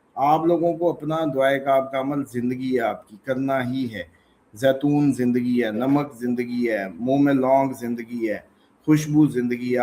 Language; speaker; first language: Urdu; native; Urdu